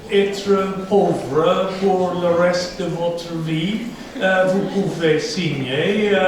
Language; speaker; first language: French; non-native, fluent; English